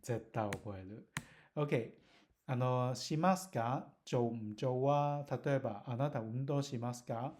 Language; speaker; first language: Japanese; non-native, learner; Cantonese